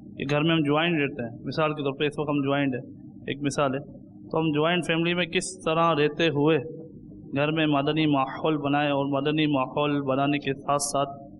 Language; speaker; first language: Urdu; native; Urdu